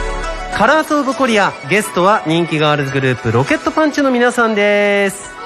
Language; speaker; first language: Japanese; native; Japanese